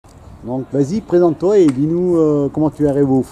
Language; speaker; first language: French; native; French